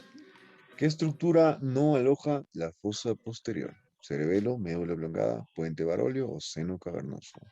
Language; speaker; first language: Spanish; native; Spanish